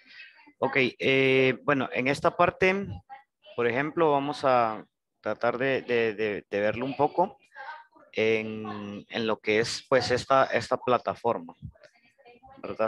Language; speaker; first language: Spanish; native; Spanish